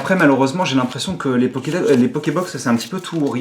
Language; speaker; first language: French; native; French